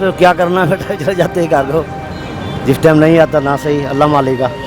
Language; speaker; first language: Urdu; non-native, local second language; Punjabi